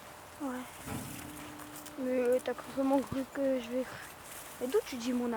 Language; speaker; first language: French; native; French